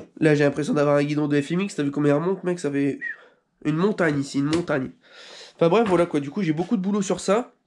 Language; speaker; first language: French; native; French